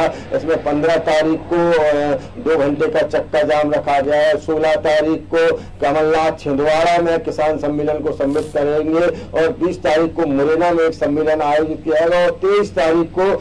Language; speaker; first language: Hindi; native; Hindi